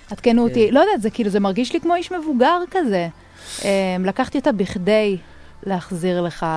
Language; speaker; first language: Hebrew; native; Hebrew